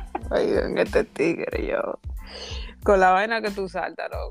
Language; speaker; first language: Spanish; early bilingual, heritage; Spanish